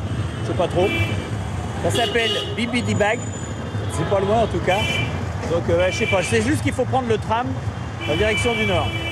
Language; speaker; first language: French; native; French